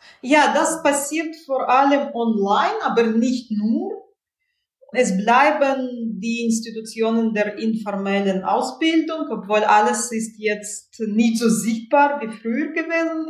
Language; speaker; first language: German; non-native, fluent; Russian